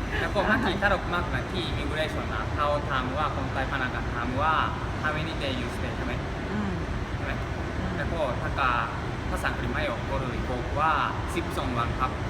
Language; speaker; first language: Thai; non-native, learner; Japanese